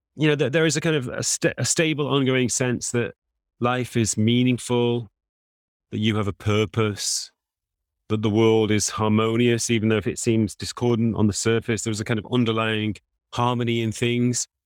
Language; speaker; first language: English; native; English